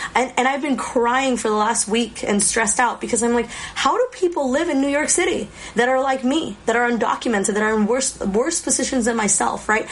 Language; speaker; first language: English; early bilingual, other home language; Spanish